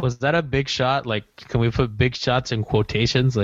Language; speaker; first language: English; native; English